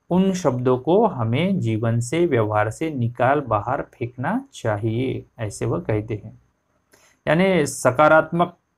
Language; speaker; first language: Hindi; non-native, local second language; Marathi